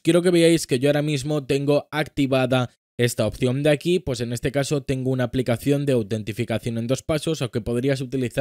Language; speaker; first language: Spanish; native; Spanish